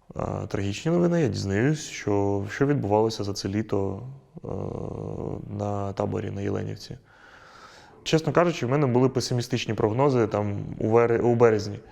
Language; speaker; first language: Ukrainian; native; Ukrainian